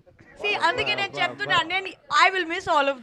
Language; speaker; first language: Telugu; non-native, learner; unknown